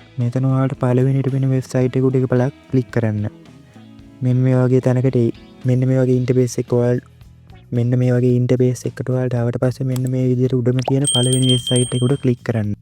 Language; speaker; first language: Sinhala; native; Sinhala